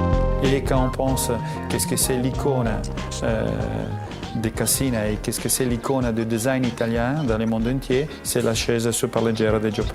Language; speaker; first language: French; non-native, fluent; Italian